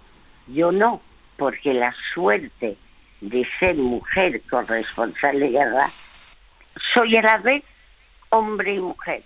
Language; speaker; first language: Spanish; early bilingual, other home language; French